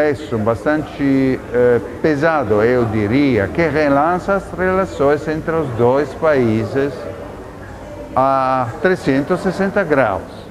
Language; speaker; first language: Portuguese; non-native, fluent; Italian